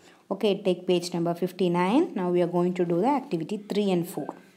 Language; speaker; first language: English; non-native, local second language; Malayalam